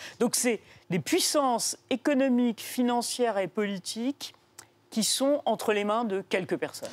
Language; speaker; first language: French; native; French